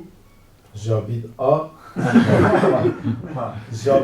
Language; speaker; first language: French; non-native, learner; Kurdish